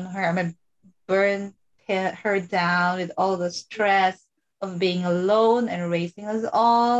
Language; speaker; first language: English; non-native, local second language; Iloko